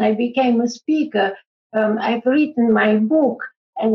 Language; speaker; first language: English; non-native, fluent; Bulgarian